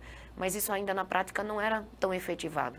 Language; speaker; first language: Portuguese; native; Portuguese